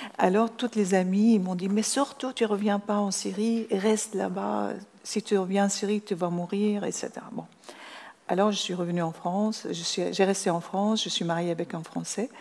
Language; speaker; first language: French; non-native, fluent; Arabic